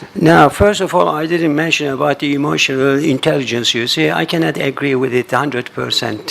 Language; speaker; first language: English; non-native, learner; Turkish